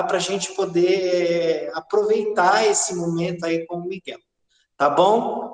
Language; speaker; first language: Portuguese; native; Portuguese